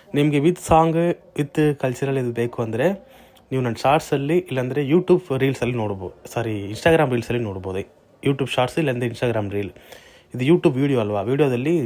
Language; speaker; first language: Kannada; native; Kannada